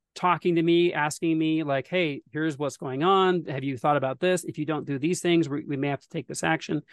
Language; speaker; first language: English; native; English